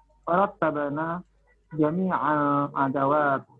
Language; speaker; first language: Arabic; non-native, learner; Indonesian